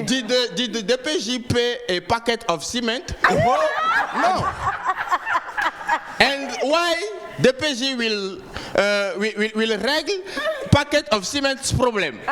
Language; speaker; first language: English; non-native, learner; French